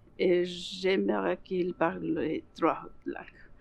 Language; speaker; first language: French; non-native, learner; Spanish